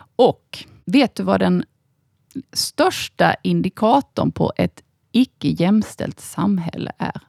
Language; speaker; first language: Swedish; native; Swedish